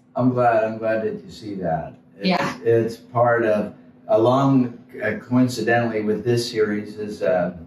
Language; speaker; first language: English; native; English